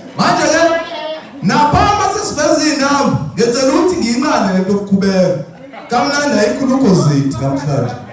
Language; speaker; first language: Zulu; non-native, local second language; Xhosa